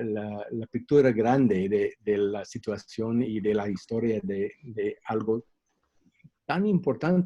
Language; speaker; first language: Spanish; non-native, fluent; English